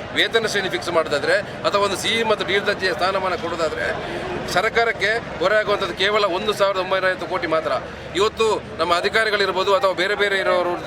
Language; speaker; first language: Kannada; native; Kannada